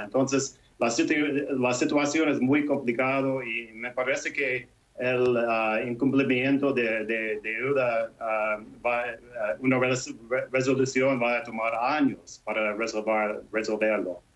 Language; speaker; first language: Spanish; non-native, fluent; English